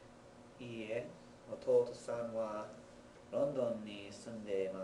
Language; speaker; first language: Japanese; non-native, learner; English